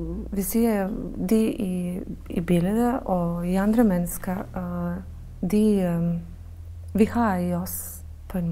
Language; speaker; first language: Danish; non-native, fluent; Bosnian